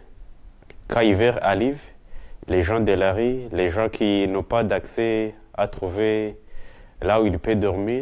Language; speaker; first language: French; non-native, local second language; Kinyarwanda